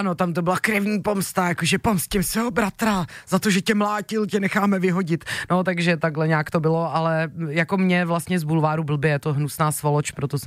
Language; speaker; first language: Czech; native; Czech